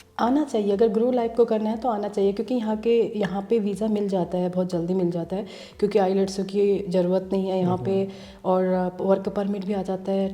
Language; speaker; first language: Hindi; native; Hindi